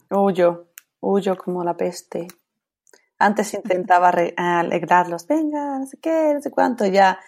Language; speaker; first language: Spanish; native; Spanish